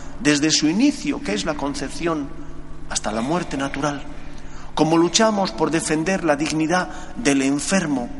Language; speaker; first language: Spanish; native; Spanish